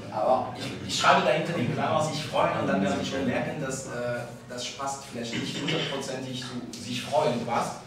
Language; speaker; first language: German; non-native, fluent; French